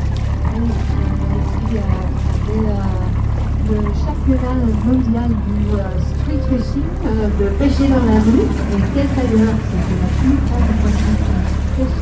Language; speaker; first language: French; non-native, local second language; Dutch